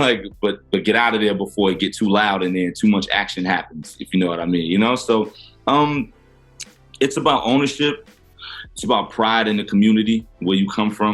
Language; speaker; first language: English; native; English